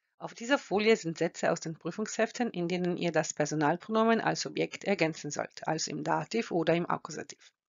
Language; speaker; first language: German; non-native, fluent; Croatian